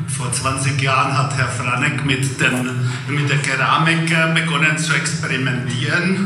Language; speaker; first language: German; non-native, fluent; Czech